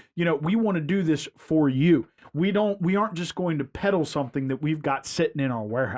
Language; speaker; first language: English; native; English